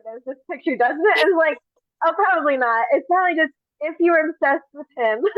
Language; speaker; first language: English; native; English